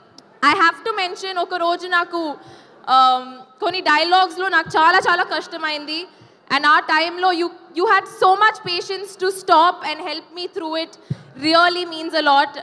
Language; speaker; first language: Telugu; non-native, learner; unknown